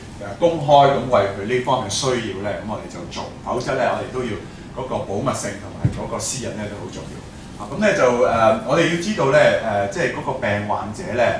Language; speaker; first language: Cantonese; native; Cantonese